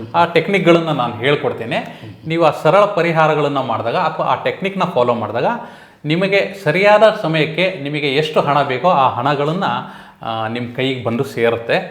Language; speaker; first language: Kannada; native; Kannada